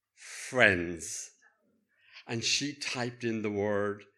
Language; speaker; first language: English; native; English